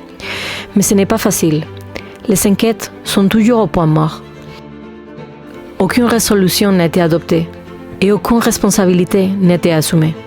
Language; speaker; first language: French; native; French